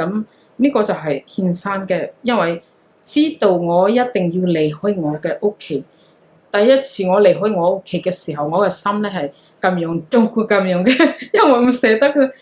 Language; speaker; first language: Cantonese; non-native, fluent; Hakha Chin